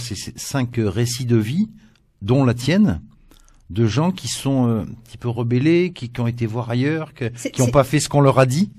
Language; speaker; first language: French; native; French